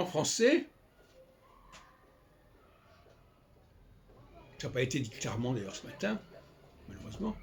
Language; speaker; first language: French; native; French